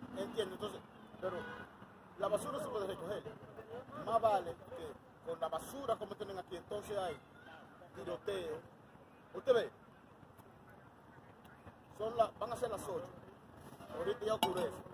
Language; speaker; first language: Spanish; early bilingual, heritage; Spanish